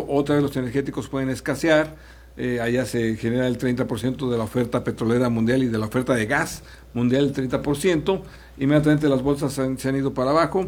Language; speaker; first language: Spanish; native; Spanish